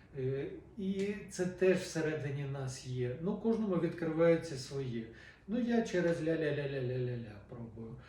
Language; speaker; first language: Ukrainian; native; Ukrainian